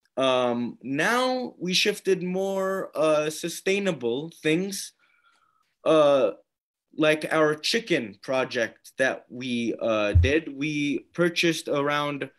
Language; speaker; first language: English; native; English